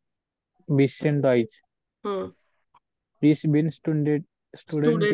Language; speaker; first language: German; non-native, learner; Marathi